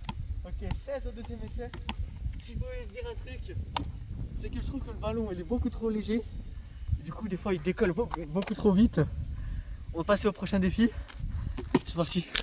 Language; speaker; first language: French; native; French